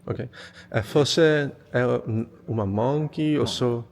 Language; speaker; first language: Portuguese; non-native, learner; English